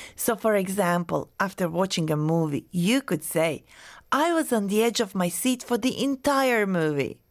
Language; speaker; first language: English; non-native, fluent; Croatian